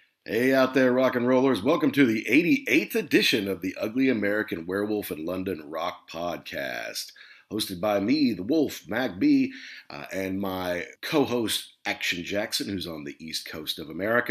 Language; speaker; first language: English; native; English